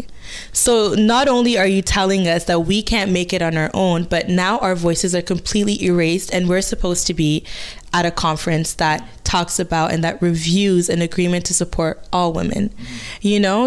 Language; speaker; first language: English; non-native, fluent; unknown